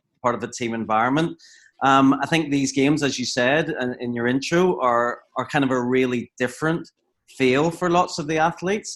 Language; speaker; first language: English; native; English